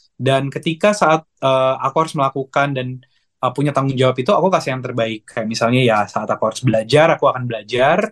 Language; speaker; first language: Indonesian; native; Indonesian